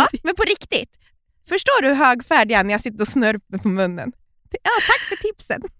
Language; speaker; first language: Swedish; native; Swedish